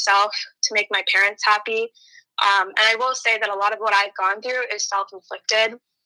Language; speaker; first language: English; native; English